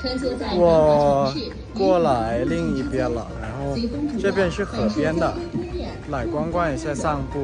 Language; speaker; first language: Chinese; non-native, fluent; Thai